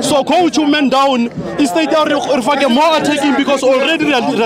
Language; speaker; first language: English; non-native, local second language; Southern Sotho